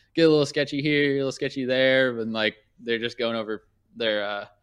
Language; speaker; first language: English; native; English